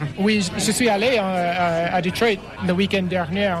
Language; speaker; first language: French; non-native, learner; English